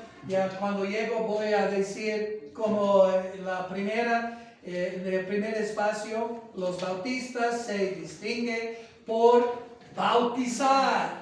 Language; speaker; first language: Spanish; non-native, fluent; English